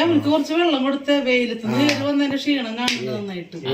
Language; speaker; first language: Malayalam; native; Malayalam